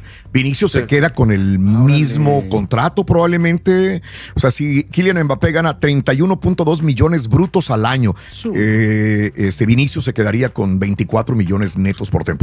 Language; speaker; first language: Spanish; native; Spanish